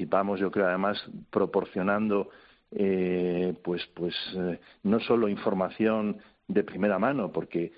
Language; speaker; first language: Spanish; native; Spanish